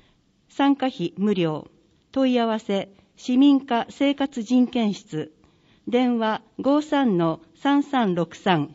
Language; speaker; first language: Japanese; native; Japanese